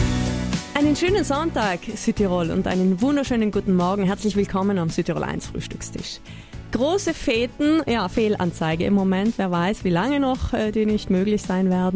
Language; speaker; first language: German; native; German